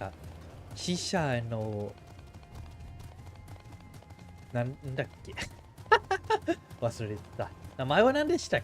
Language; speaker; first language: Japanese; non-native, fluent; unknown